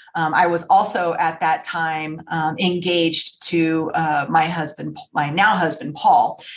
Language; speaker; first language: English; native; English